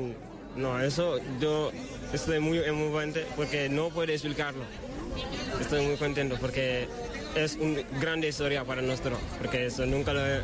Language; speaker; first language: Spanish; non-native, learner; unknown